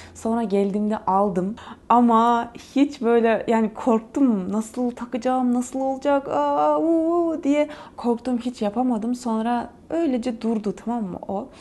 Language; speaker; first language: Turkish; non-native, fluent; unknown